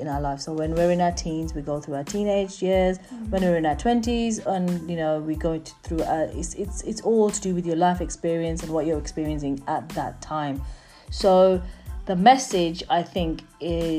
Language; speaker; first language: English; native; English